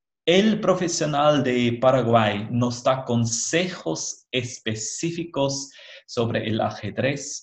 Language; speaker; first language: Spanish; non-native, fluent; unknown